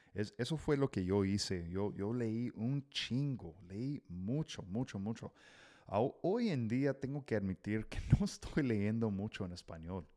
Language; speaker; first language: Spanish; non-native, fluent; English